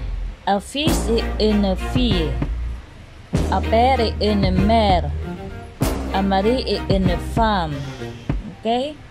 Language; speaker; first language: French; non-native, fluent; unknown